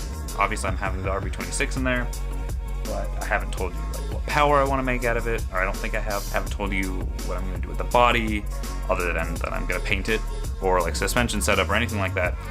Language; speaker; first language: English; native; English